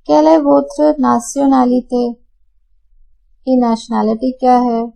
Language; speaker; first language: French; non-native, fluent; Hindi